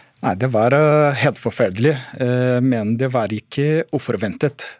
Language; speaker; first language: Norwegian; non-native, fluent; Portuguese